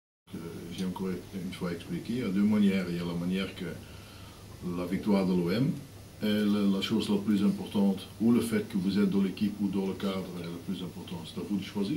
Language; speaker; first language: French; non-native, fluent; Dutch